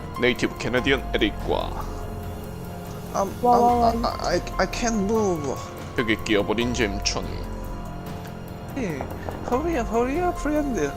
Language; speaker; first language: English; non-native, learner; Korean